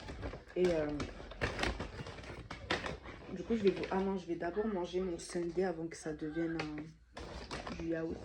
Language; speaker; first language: French; native; French